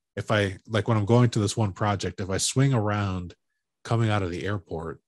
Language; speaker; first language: English; native; English